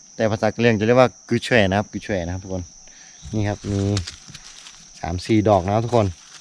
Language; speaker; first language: Thai; non-native, local second language; Karen languages